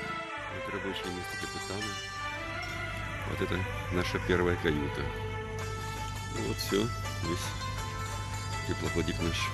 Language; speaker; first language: Russian; native; Russian